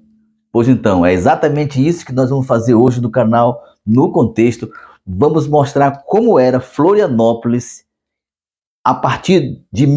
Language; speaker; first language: Portuguese; native; Portuguese